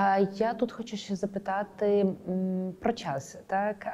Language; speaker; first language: Ukrainian; native; Ukrainian